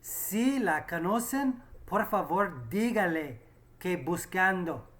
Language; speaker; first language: Spanish; non-native, learner; English